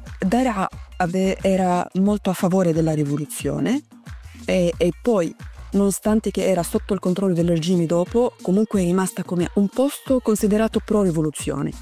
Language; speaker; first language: Italian; non-native, fluent; Arabic